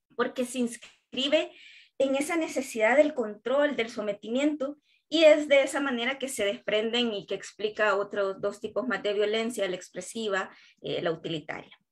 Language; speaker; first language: Spanish; native; Spanish